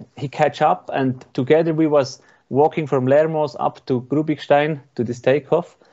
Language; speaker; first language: English; non-native, learner; Swiss German